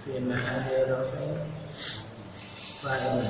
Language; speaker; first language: Arabic; non-native, learner; Indonesian